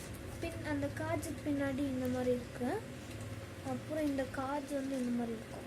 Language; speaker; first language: Tamil; early bilingual, heritage; Tamil